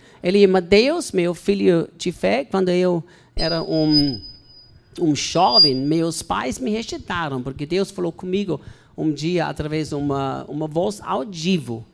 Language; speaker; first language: Portuguese; non-native, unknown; German